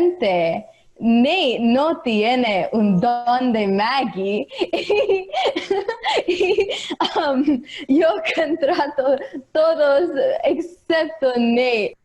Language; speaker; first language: Spanish; non-native, learner; English